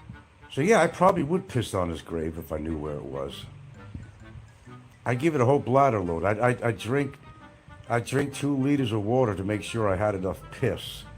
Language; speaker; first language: English; native; English